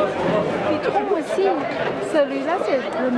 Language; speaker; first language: French; non-native, learner; Thai